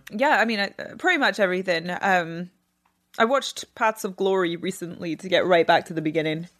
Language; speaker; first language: English; native; English